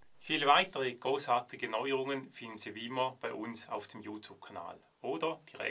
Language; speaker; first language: German; native; German